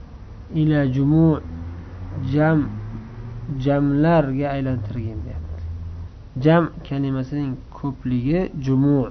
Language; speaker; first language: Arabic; non-native, fluent; Uzbek